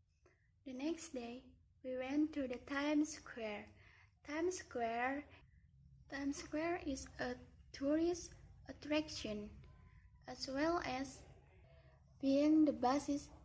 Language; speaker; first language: English; non-native, learner; Indonesian